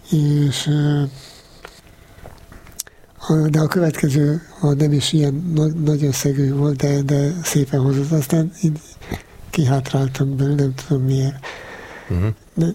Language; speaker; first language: Hungarian; native; Hungarian